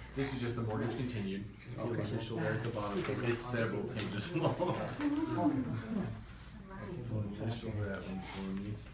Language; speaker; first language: English; native; English